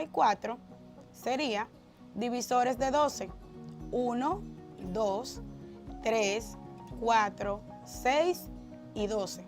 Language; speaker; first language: Spanish; native; Spanish